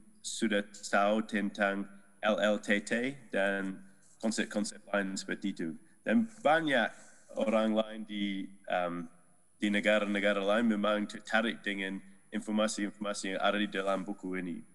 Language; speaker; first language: Indonesian; non-native, learner; Dutch